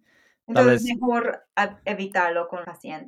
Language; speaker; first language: Spanish; non-native, fluent; English